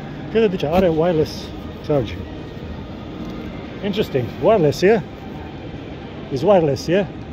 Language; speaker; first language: English; non-native, learner; Romanian